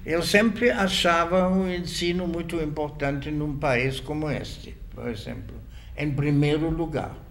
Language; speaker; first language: Portuguese; non-native, fluent; German